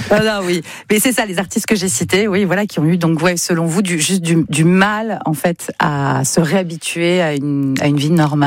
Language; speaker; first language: French; native; French